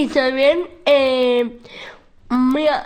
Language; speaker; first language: Spanish; non-native, local second language; Basque